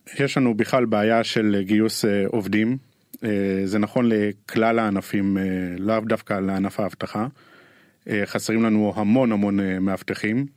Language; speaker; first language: Hebrew; native; Hebrew